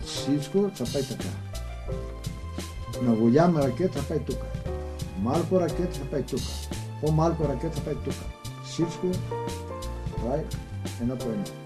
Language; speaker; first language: Bulgarian; non-native, learner; Greek